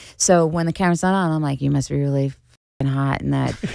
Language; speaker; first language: English; native; English